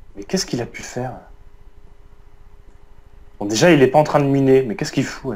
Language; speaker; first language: French; native; French